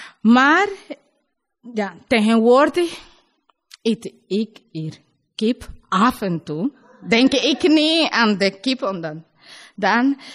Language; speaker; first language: Dutch; non-native, learner; Spanish